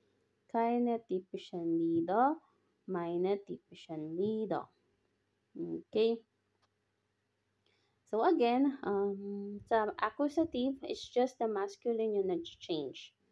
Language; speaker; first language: German; non-native, fluent; Filipino